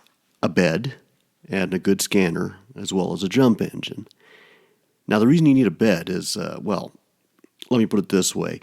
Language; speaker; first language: English; native; English